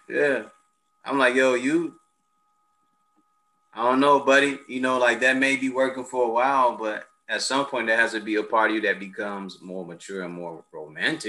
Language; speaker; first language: English; native; English